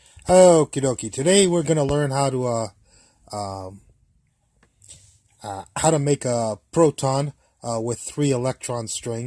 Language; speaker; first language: English; native; English